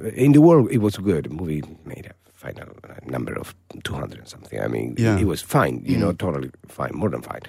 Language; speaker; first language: English; non-native, fluent; Spanish